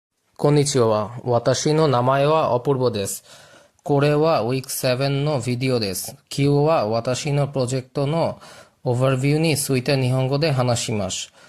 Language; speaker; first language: Japanese; non-native, learner; Bangla